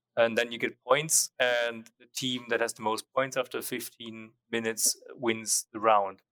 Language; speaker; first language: English; non-native, fluent; German